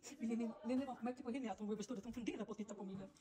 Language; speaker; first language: Swedish; non-native, fluent; Filipino